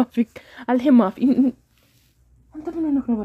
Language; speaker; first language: Arabic; non-native, learner; Oromo